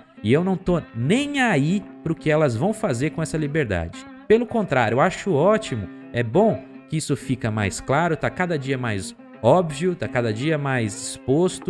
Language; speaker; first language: Portuguese; native; Portuguese